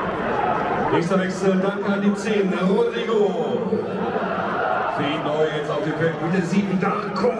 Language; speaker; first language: German; native; German